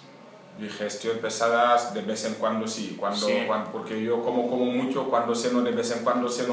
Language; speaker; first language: Spanish; non-native, learner; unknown